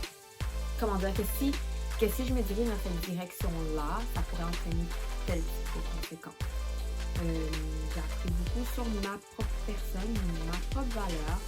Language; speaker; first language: French; native; French